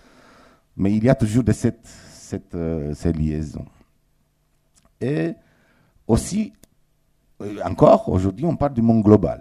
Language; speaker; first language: French; non-native, fluent; Romanian